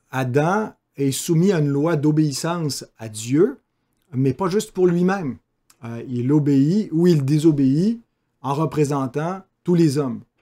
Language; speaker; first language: French; native; French